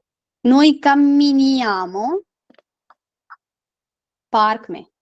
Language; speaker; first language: Italian; non-native, fluent; Urdu